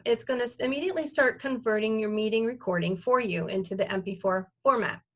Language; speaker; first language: English; native; English